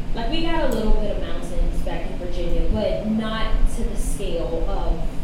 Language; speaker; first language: English; native; English